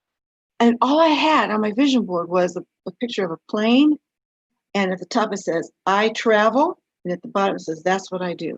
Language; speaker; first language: English; native; English